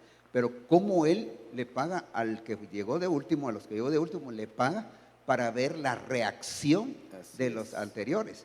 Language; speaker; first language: Spanish; native; Spanish